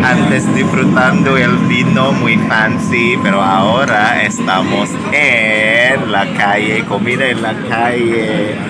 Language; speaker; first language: Spanish; non-native, learner; Indonesian